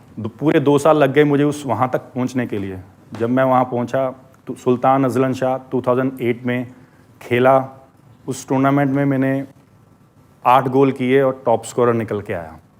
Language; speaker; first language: Hindi; non-native, local second language; Punjabi